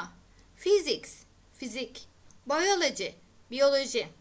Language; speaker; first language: English; non-native, fluent; Turkish